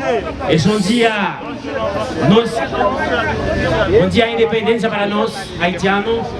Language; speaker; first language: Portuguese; non-native, learner; Haitian Creole